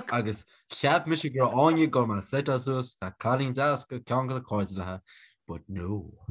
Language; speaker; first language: Irish; native; Irish